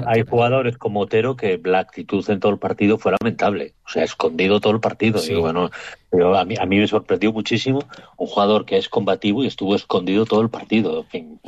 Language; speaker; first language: Spanish; native; Spanish